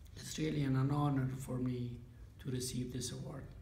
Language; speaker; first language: English; non-native, fluent; Persian